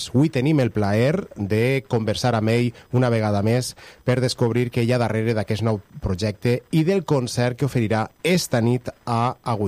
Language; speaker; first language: Catalan; native; Catalan